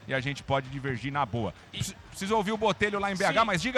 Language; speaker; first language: Portuguese; native; Portuguese